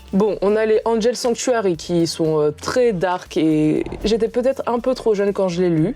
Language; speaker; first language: French; native; French